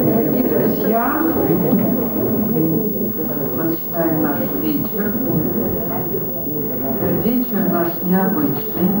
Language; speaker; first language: Russian; native; Russian